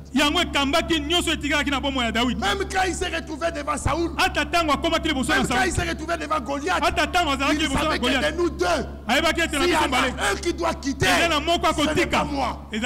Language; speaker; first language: French; non-native, local second language; Lingala